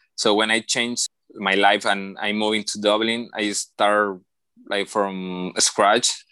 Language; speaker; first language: English; non-native, learner; Spanish